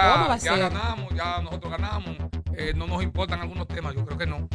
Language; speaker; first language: Spanish; native; Spanish